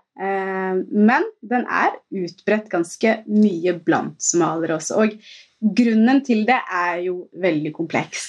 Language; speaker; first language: Norwegian; early bilingual, other home language; Somali